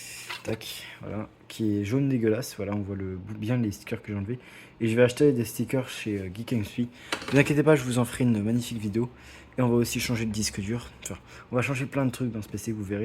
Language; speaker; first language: French; native; French